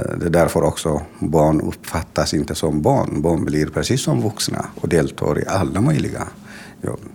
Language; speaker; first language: Swedish; non-native, fluent; Tigrinya